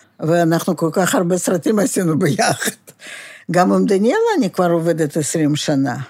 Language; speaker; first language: Hebrew; non-native, fluent; Russian